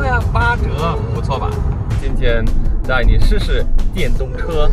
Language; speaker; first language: Chinese; non-native, fluent; German